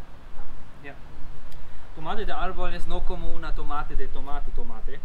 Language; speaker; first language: Spanish; non-native, learner; German